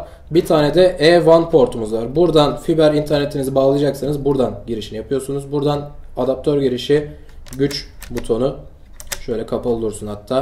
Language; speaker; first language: Turkish; native; Turkish